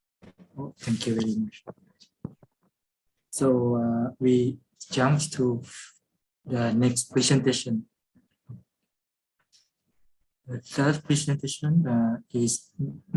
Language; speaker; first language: English; non-native, fluent; Lao